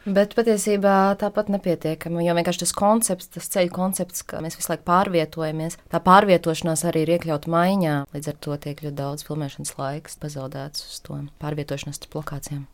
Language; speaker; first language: Latvian; native; Latvian